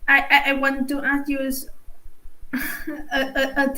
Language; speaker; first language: English; non-native, learner; Vietnamese